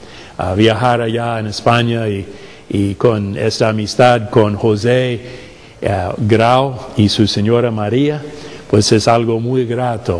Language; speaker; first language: Spanish; non-native, fluent; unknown